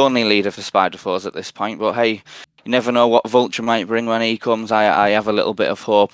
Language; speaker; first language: English; native; English